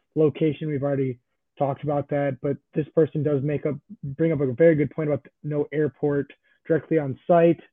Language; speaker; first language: English; native; English